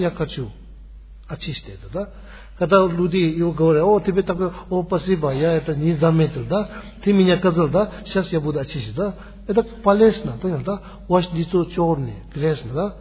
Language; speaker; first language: Russian; non-native, learner; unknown